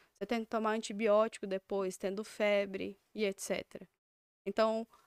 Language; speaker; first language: Portuguese; native; Portuguese